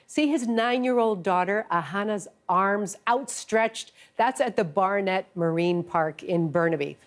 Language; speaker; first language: English; native; English